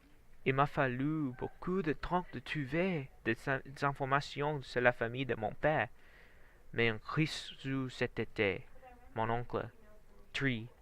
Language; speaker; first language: French; non-native, learner; Vietnamese